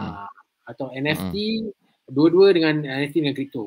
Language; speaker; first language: Malay; native; Malay